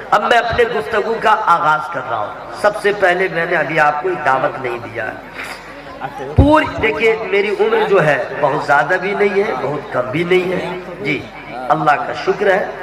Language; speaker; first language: Urdu; native; Urdu